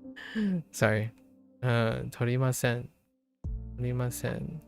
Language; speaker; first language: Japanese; non-native, learner; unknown